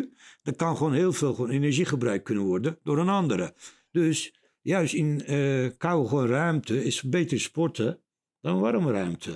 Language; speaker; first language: Dutch; non-native, learner; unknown